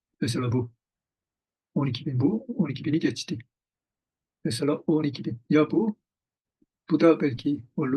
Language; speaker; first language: Turkish; non-native, fluent; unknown